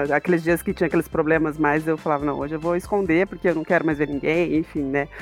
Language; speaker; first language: Portuguese; native; Portuguese